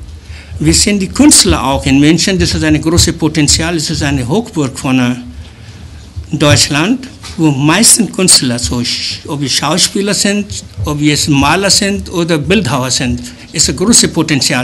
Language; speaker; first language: German; early bilingual, other home language; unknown